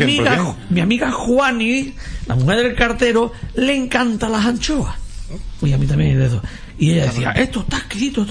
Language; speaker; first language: Spanish; native; Spanish